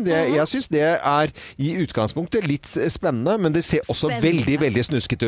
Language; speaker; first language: Norwegian; native; Norwegian